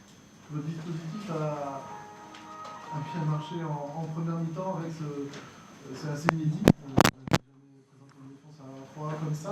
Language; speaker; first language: French; native; French